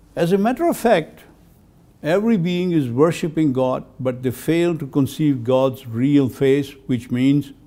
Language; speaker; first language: English; non-native, fluent; Turkish